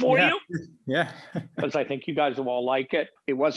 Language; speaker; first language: English; native; English